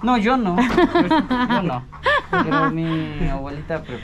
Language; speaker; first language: Spanish; non-native, learner; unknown